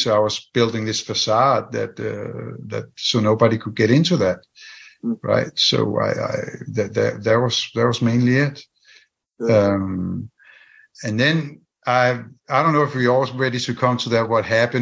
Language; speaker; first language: English; non-native, fluent; Danish